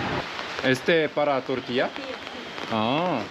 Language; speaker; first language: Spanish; non-native, learner; Korean